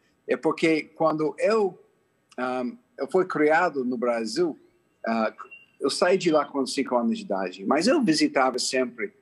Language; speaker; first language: Portuguese; non-native, fluent; English